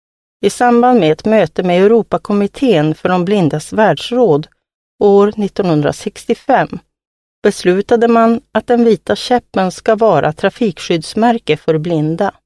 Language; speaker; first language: Swedish; native; Swedish